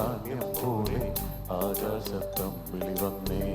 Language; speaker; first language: Malayalam; native; Malayalam